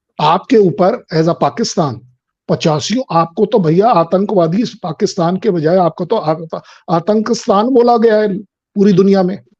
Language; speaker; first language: Hindi; native; Hindi